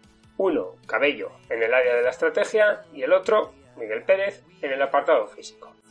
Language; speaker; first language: Spanish; native; Spanish